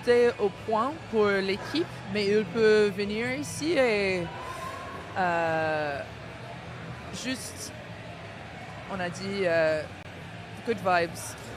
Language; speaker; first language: French; non-native, learner; English